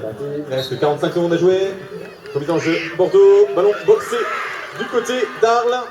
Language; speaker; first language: French; native; French